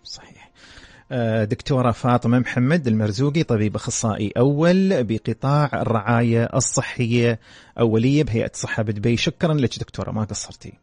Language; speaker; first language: Arabic; native; Arabic